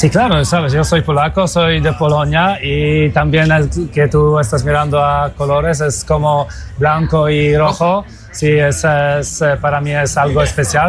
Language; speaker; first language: Spanish; non-native, learner; Polish